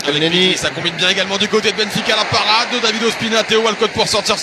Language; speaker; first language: French; native; French